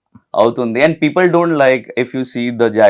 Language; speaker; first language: Telugu; non-native, learner; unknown